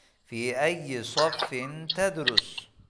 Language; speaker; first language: Arabic; non-native, fluent; Urdu